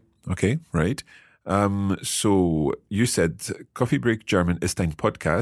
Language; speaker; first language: German; non-native, fluent; English